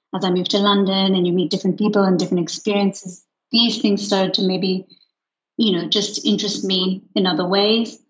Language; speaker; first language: English; non-native, fluent; Luxembourgish